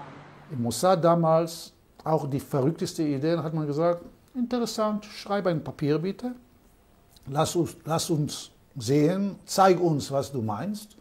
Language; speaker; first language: German; non-native, fluent; Hebrew